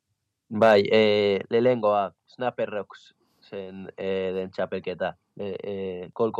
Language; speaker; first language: Basque; non-native, local second language; Spanish